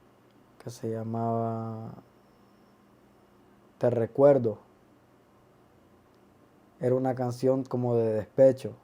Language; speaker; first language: Spanish; early bilingual, other home language; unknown